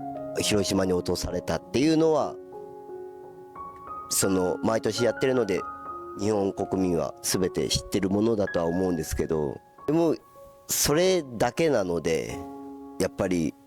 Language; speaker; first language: Japanese; native; Japanese